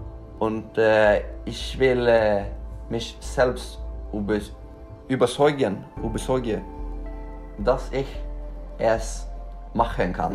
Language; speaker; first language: German; non-native, learner; Norwegian